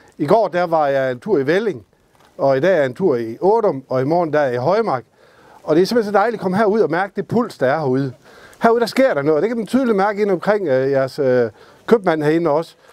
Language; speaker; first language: Danish; native; Danish